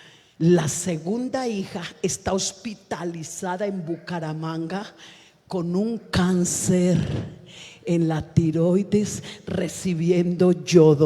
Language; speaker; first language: Spanish; native; Spanish